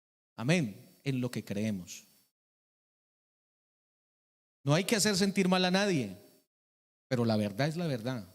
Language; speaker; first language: Spanish; native; Spanish